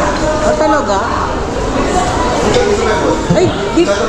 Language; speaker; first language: Filipino; native; Filipino